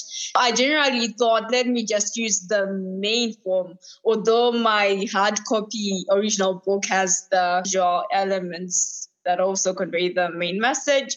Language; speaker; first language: English; non-native, local second language; Shona